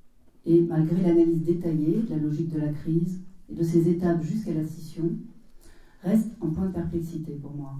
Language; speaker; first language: French; native; French